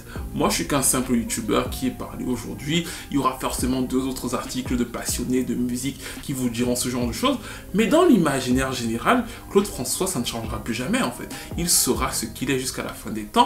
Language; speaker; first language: French; native; French